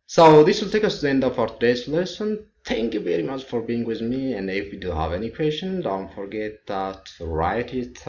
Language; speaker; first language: English; non-native, local second language; Amharic